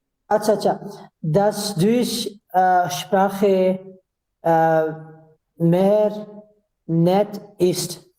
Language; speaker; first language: German; non-native, learner; Urdu